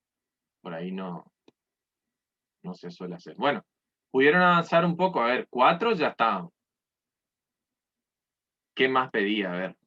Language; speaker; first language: Spanish; native; Spanish